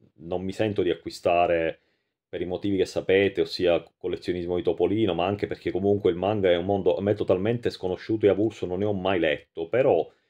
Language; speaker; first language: Italian; native; Italian